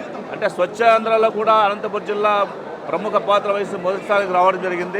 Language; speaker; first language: Telugu; native; Telugu